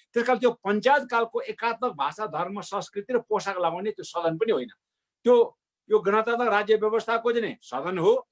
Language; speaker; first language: Nepali; non-native, local second language; Sherpa